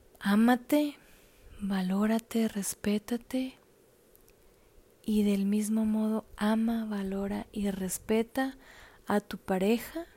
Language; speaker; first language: Spanish; native; Spanish